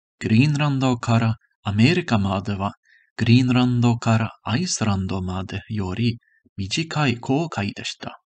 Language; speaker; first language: Japanese; non-native, learner; English